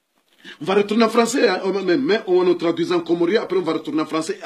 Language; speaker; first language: French; non-native, learner; Comorian